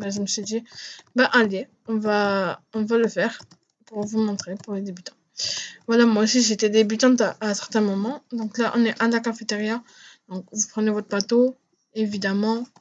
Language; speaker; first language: French; native; French